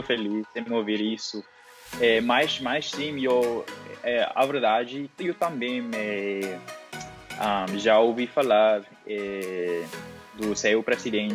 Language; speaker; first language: Portuguese; non-native, learner; Spanish